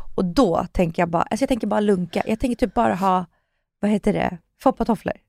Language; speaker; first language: Swedish; early bilingual, other home language; Russian